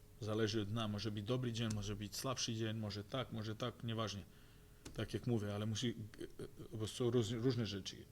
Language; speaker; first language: Polish; non-native, fluent; Croatian